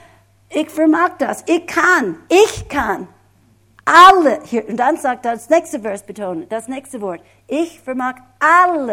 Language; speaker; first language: German; non-native, fluent; English